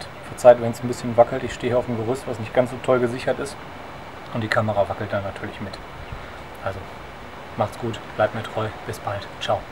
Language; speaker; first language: German; native; German